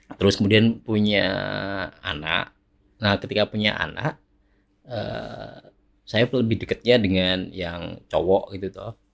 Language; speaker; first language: Indonesian; native; Indonesian